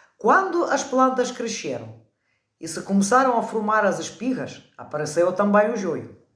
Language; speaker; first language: Portuguese; non-native, fluent; Ukrainian